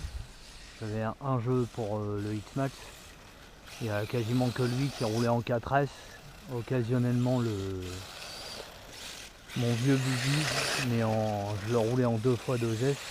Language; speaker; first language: French; native; French